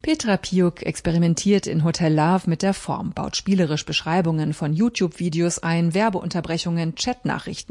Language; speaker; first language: German; native; German